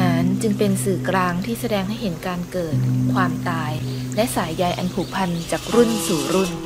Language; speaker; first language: Thai; native; Thai